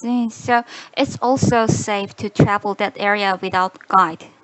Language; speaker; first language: English; non-native, learner; Korean